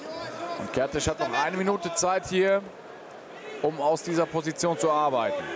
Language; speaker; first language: German; native; German